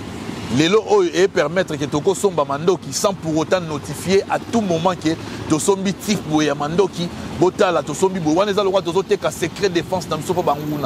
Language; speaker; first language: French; non-native, local second language; Lingala